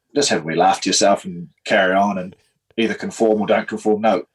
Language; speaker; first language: English; native; English